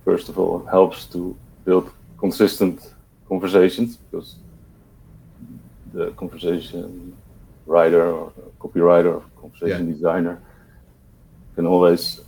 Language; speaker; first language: English; non-native, fluent; Dutch